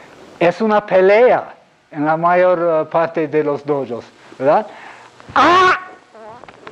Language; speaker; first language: Spanish; non-native, fluent; English